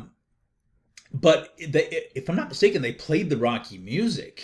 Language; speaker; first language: English; native; English